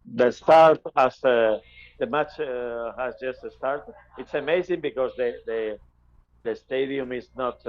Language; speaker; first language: English; non-native, fluent; Spanish